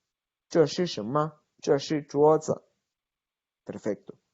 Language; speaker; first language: Chinese; non-native, fluent; Spanish